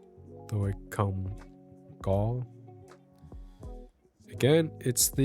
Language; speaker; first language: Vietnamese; non-native, learner; English